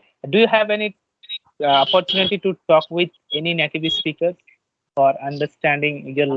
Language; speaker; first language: English; non-native, learner; Bangla